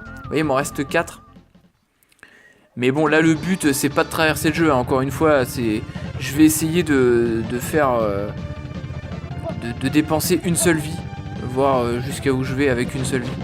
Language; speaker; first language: French; native; French